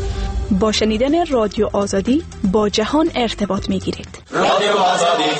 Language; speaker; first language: Persian; native; Persian